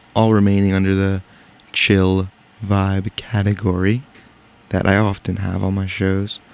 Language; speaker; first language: English; native; English